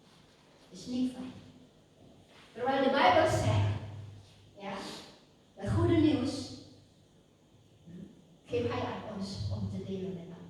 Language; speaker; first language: Dutch; non-native, fluent; Indonesian